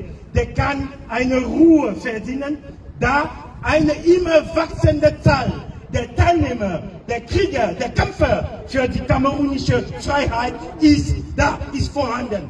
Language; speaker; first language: German; non-native, fluent; French